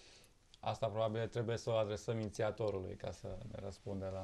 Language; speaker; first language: Romanian; native; Romanian